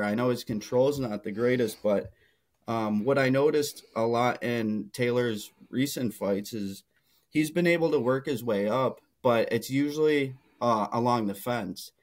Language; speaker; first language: English; native; English